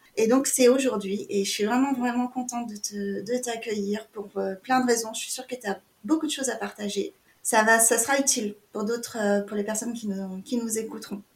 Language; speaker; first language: French; native; French